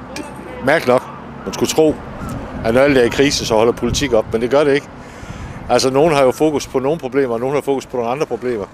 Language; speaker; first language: Danish; native; Danish